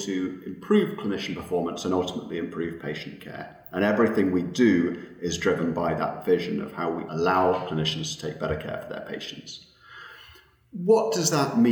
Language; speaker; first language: English; native; English